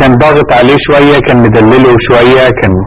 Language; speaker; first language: Arabic; native; Arabic